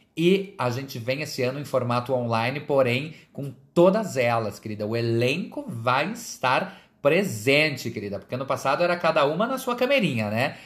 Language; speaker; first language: Portuguese; native; Portuguese